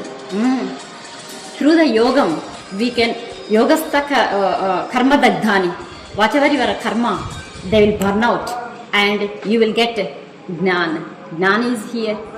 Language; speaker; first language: English; non-native, local second language; Telugu